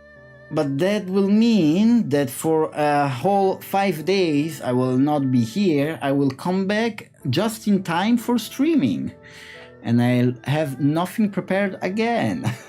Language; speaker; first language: English; non-native, fluent; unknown